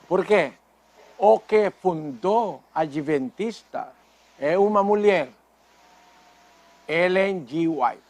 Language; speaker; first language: Portuguese; non-native, fluent; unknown